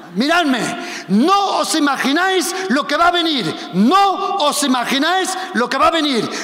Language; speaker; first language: Spanish; early bilingual, heritage; Spanish